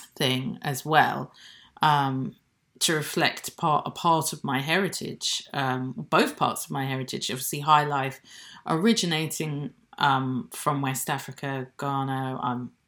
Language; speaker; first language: English; native; English